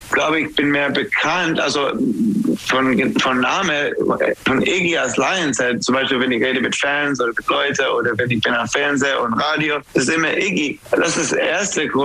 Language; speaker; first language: German; non-native, learner; English